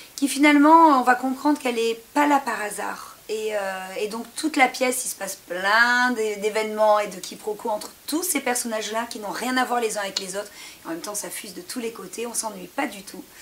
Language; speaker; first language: French; native; French